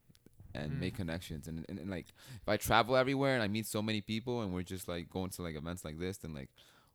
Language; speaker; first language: English; native; English